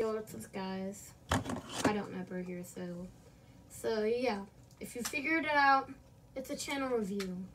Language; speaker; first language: English; native; English